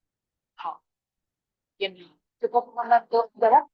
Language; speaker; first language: Indonesian; native; Indonesian